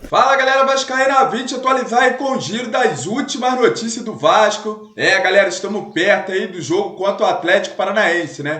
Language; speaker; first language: Portuguese; native; Portuguese